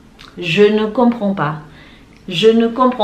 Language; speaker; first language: French; non-native, fluent; Indonesian